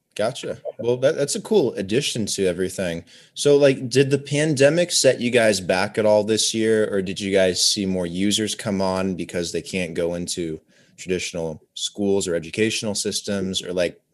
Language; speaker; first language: English; native; English